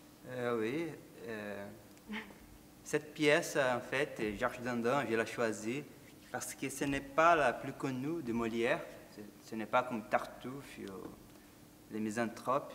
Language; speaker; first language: French; non-native, fluent; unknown